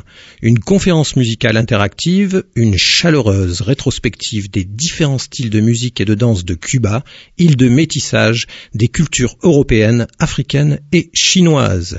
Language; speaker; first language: French; native; French